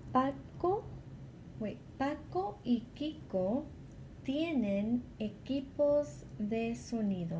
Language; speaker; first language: Spanish; non-native, fluent; English